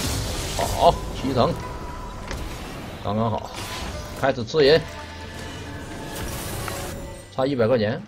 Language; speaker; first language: Chinese; native; Chinese